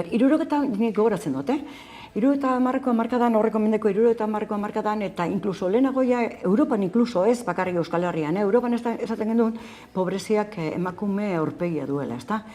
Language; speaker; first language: Basque; native; Basque